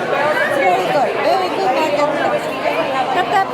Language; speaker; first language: English; non-native, fluent; French